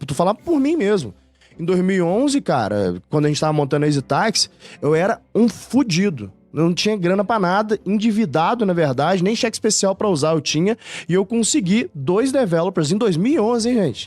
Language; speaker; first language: Portuguese; native; Portuguese